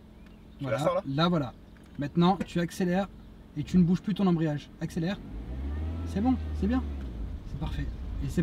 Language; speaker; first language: French; native; French